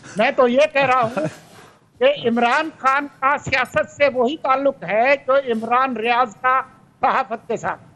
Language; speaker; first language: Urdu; non-native, local second language; Sindhi